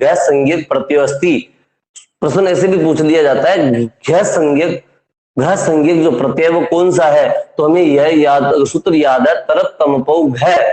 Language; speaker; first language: Hindi; native; Hindi